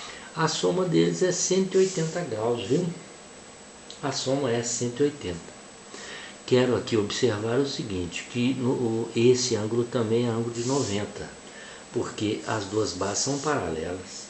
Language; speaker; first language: Portuguese; native; Portuguese